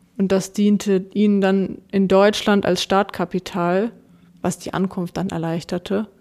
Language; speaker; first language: German; early bilingual, other home language; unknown